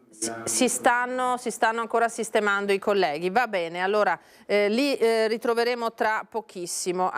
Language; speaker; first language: Italian; native; Italian